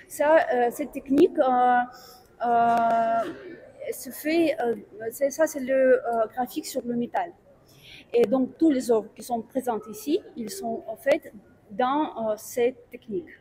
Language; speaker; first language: French; non-native, fluent; Russian